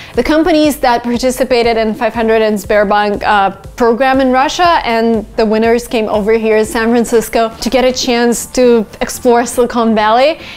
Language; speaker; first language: English; non-native, fluent; Russian